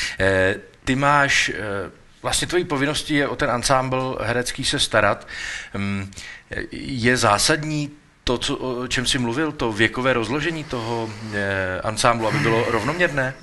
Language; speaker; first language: Czech; native; Czech